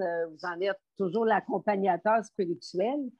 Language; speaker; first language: French; native; French